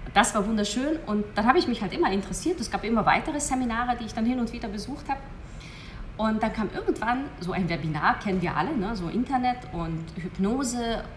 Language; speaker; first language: German; early bilingual, heritage; Hungarian